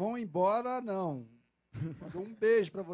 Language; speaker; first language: Portuguese; native; Portuguese